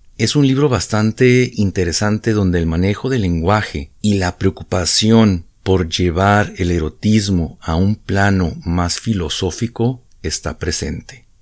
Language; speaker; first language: Spanish; native; Spanish